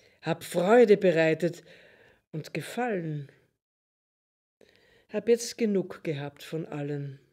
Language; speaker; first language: German; native; German